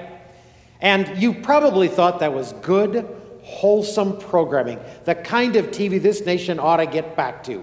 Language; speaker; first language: English; native; English